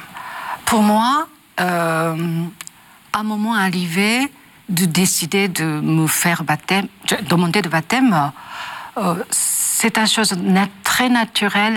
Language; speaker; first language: French; non-native, learner; Japanese